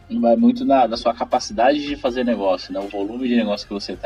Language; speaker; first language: Portuguese; native; Portuguese